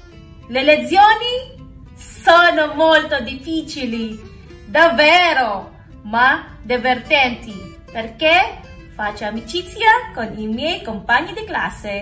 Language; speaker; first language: Italian; non-native, learner; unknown